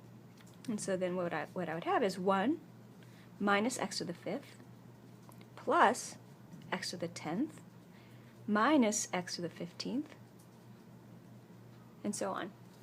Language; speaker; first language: English; native; English